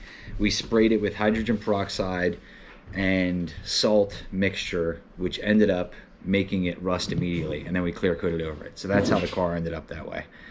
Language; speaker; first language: English; native; English